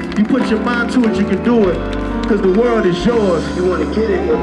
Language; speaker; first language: English; native; English